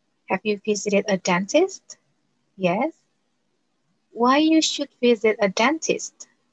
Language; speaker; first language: English; non-native, fluent; Indonesian